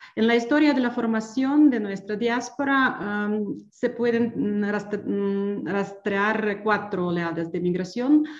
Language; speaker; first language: Spanish; non-native, fluent; Ukrainian